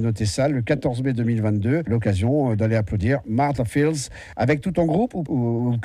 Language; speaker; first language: French; native; French